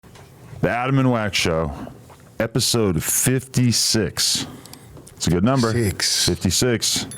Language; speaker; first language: English; native; English